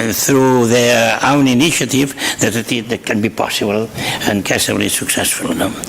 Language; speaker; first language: English; non-native, fluent; Catalan